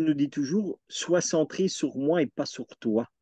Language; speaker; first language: French; native; French